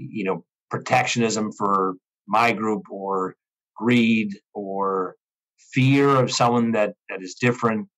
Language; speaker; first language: English; native; English